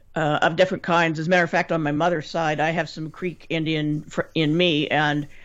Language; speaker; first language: English; native; English